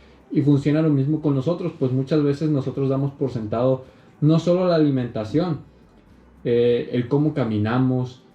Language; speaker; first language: Spanish; native; Spanish